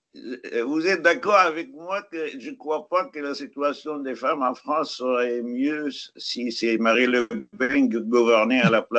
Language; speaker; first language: French; non-native, fluent; Arabic